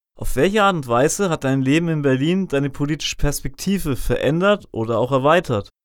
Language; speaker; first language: German; native; German